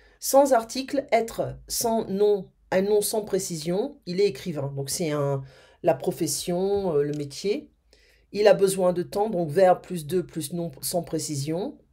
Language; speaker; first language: French; native; French